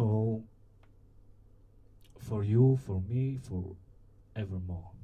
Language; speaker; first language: English; non-native, learner; Bulgarian